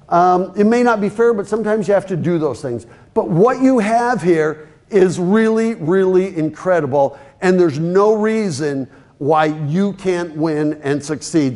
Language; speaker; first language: English; native; English